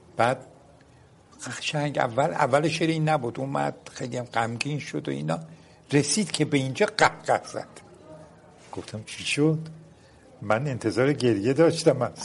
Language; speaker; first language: Persian; non-native, local second language; Azerbaijani